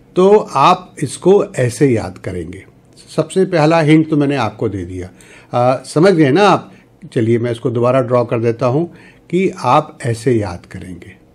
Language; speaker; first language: Hindi; native; Hindi